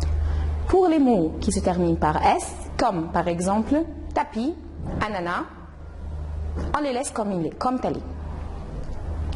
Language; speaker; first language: French; non-native, fluent; Arabic